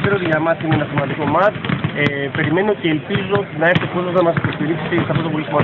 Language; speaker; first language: Spanish; non-native, learner; Greek